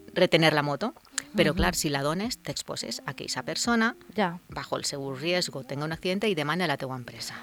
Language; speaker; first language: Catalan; non-native, local second language; Spanish